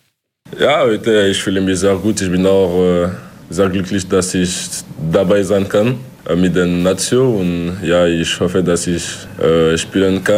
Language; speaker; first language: German; non-native, local second language; French